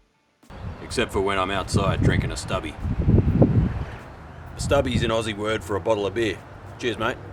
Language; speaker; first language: English; native; English